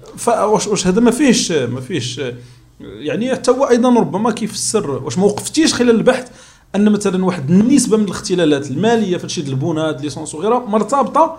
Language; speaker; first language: Arabic; native; Arabic